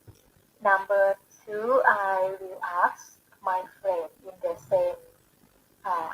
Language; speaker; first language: English; non-native, learner; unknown